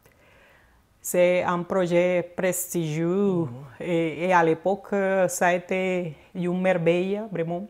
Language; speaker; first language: French; non-native, fluent; Spanish